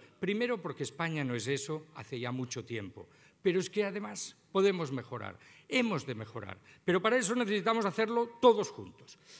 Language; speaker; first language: Spanish; non-native, local second language; Catalan